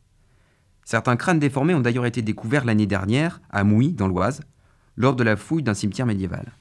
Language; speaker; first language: French; native; French